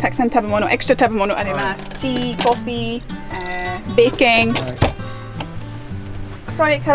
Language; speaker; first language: Japanese; non-native, learner; English